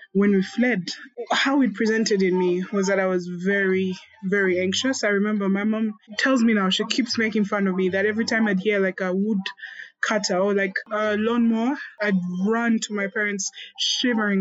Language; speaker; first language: English; non-native, local second language; Kinyarwanda